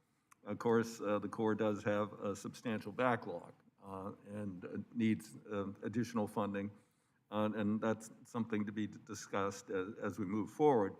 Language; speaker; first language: English; native; English